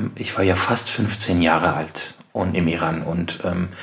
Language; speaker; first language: German; non-native, fluent; Persian